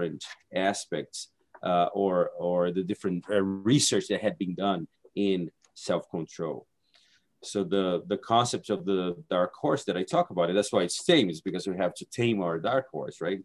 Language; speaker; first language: English; non-native, fluent; Portuguese